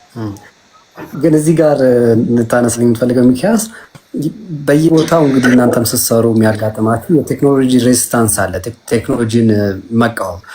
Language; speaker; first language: Amharic; native; Amharic